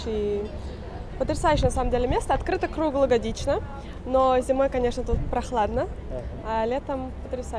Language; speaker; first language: Russian; native; Russian